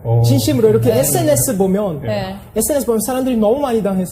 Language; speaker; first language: Korean; non-native, fluent; Portuguese